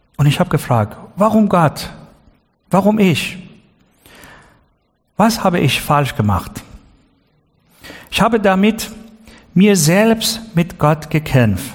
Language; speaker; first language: German; non-native, learner; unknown